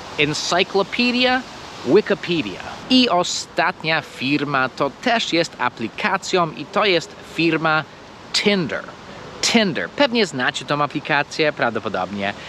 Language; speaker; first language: Polish; non-native, fluent; English